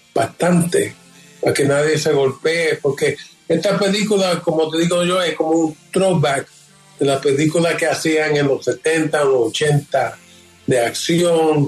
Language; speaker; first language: Spanish; early bilingual, heritage; Spanish